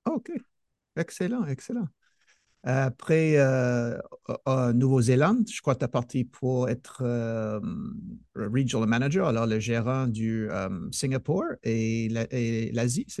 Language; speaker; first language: French; non-native, fluent; English